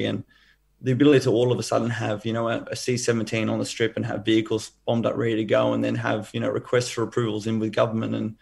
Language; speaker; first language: English; native; English